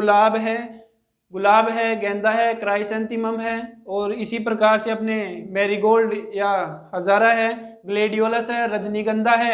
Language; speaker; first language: Hindi; native; Hindi